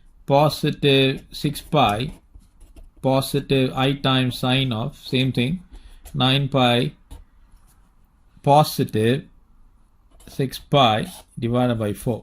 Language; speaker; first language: English; non-native, local second language; Tamil